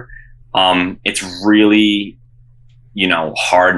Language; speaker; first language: English; native; English